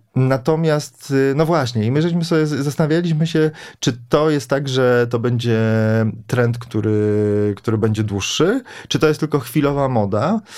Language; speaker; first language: Polish; native; Polish